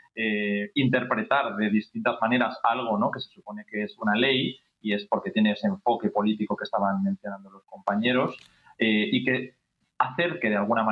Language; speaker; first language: Spanish; native; Spanish